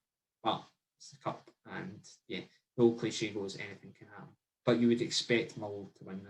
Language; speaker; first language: English; native; English